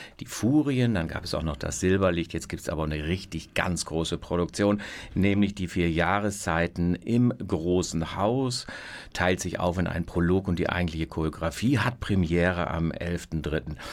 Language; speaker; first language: German; native; German